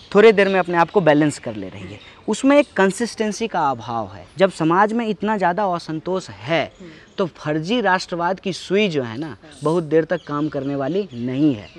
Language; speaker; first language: Hindi; native; Hindi